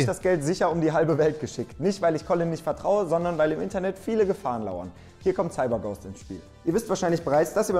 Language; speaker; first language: German; native; German